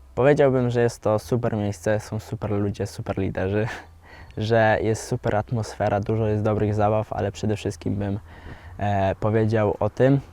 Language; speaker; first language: Polish; native; Polish